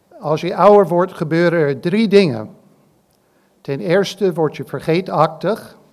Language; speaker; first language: Dutch; non-native, fluent; English